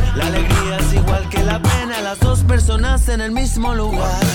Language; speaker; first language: Spanish; native; Spanish